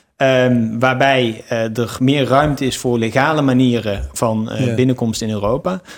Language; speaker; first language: Dutch; native; Dutch